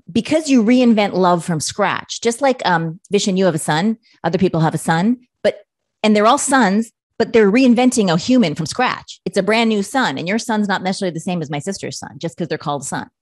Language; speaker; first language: English; native; English